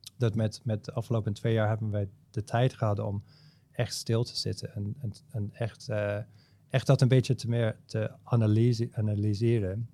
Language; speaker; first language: Dutch; non-native, fluent; English